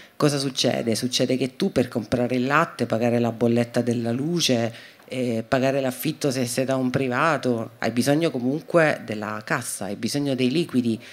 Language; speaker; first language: Italian; native; Italian